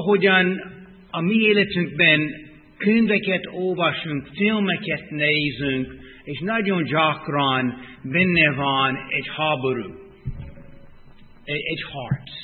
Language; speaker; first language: Hungarian; non-native, fluent; English